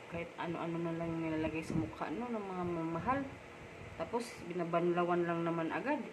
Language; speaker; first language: Filipino; non-native, local second language; Cebuano